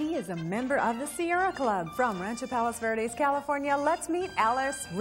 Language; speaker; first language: English; native; English